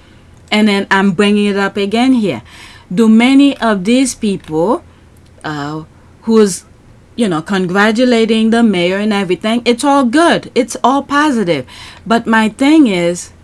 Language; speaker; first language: English; native; English